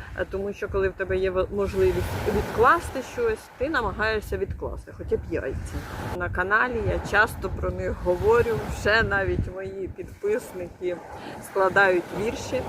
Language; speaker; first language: Ukrainian; native; Ukrainian